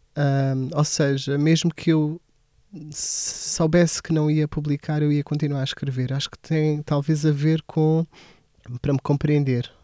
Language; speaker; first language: Portuguese; native; Portuguese